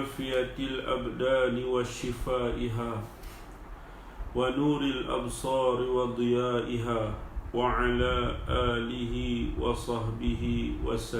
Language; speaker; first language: Arabic; non-native, fluent; Malay